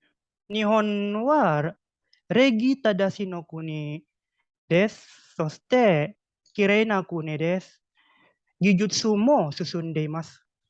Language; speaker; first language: Japanese; non-native, learner; Indonesian